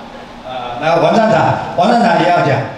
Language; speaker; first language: Chinese; native; Chinese